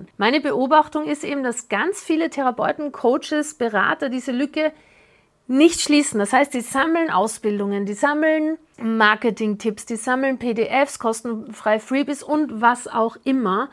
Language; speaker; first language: German; native; German